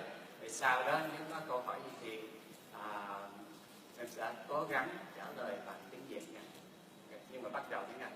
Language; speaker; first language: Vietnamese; early bilingual, heritage; Vietnamese